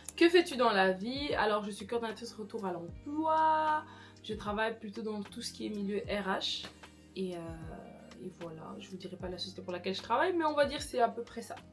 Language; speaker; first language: French; native; French